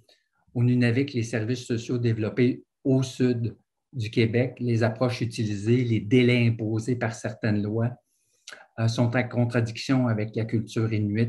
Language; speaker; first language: French; native; French